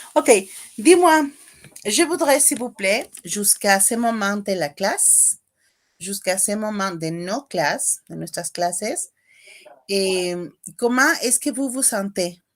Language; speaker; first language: French; non-native, fluent; Spanish